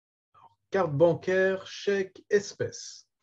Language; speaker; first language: French; native; French